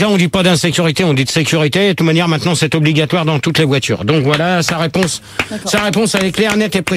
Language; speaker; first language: French; native; French